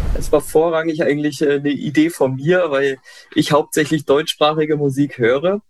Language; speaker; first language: German; native; German